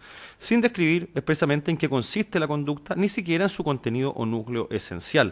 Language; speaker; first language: Spanish; native; Spanish